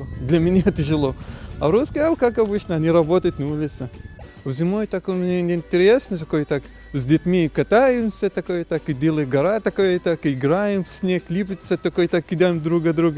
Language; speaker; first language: Russian; non-native, learner; Arabic